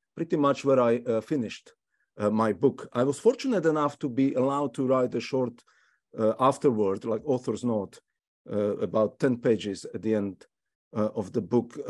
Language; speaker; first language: English; non-native, fluent; Slovak